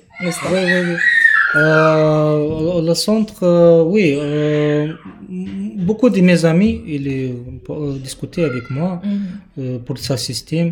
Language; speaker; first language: French; non-native, learner; Romanian